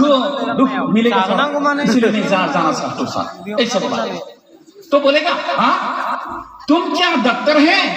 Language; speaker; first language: Hindi; non-native, local second language; Bodo